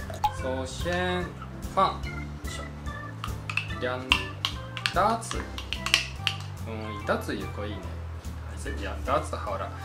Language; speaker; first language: Chinese; non-native, fluent; Japanese